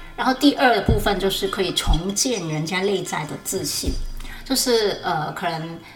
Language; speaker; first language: Chinese; non-native, fluent; Cantonese